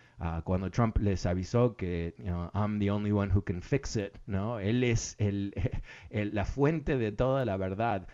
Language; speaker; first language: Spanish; early bilingual, other home language; English